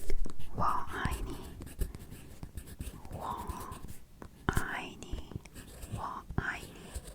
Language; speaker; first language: Chinese; non-native, learner; Korean